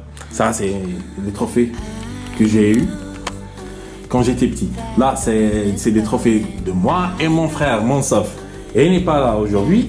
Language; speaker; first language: French; non-native, local second language; Arabic